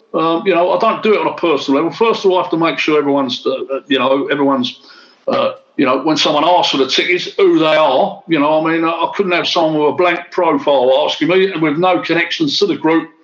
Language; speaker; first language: English; native; English